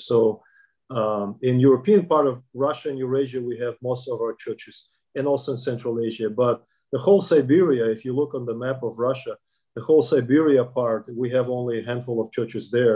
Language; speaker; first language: English; non-native, fluent; Kazakh